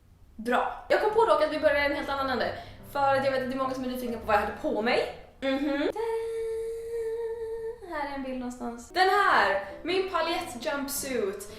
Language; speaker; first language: Swedish; native; Swedish